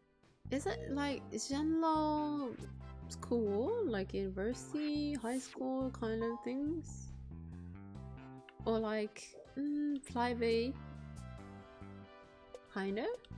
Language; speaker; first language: English; non-native, learner; Japanese